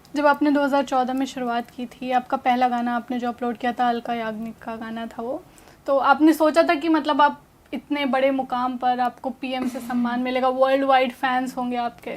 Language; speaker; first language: Hindi; native; Hindi